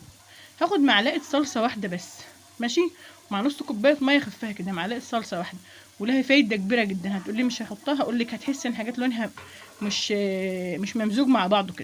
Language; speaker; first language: Arabic; native; Arabic